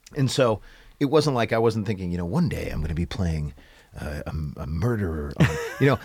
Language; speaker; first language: English; native; English